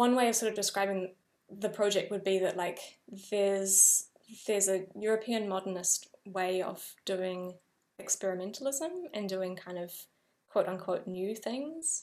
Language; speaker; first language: English; native; English